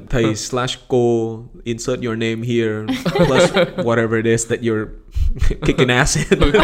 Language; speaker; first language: English; non-native, fluent; Vietnamese